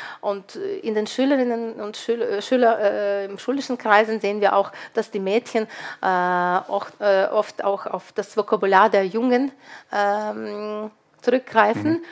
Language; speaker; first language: German; non-native, fluent; Ukrainian